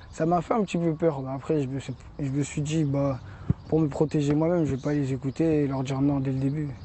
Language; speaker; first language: French; native; French